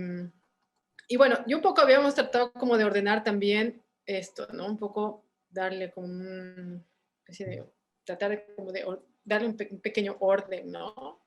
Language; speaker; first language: Spanish; native; Spanish